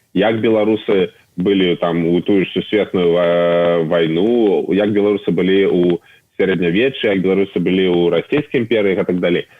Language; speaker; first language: Belarusian; non-native, local second language; Russian